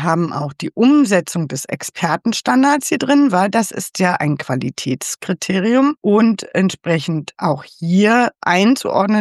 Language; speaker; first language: German; native; German